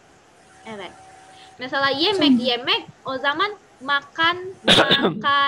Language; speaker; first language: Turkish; non-native, fluent; Indonesian